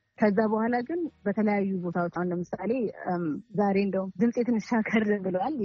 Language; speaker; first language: Amharic; native; Amharic